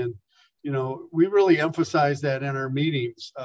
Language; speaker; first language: English; native; English